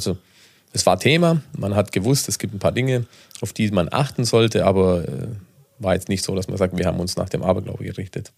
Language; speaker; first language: German; native; German